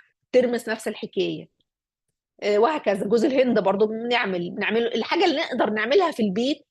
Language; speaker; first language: Arabic; native; Arabic